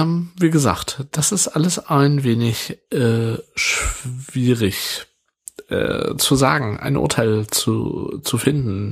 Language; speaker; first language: German; native; German